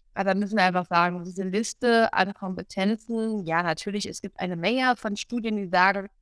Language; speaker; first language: German; non-native, fluent; English